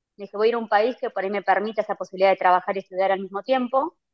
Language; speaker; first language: Spanish; native; Spanish